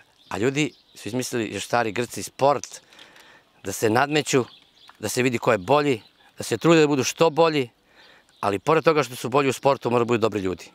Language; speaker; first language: Bosnian; native; Bosnian